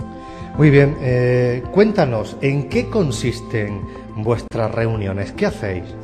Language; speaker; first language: Spanish; native; Spanish